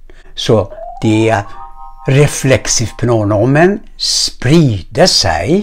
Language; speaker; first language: Swedish; non-native, fluent; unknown